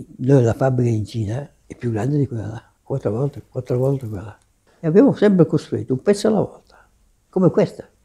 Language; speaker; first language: Italian; native; Italian